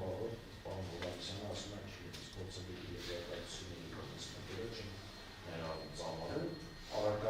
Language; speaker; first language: Armenian; native; Armenian